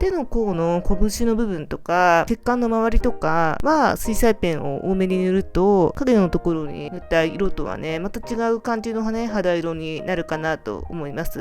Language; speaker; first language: Japanese; native; Japanese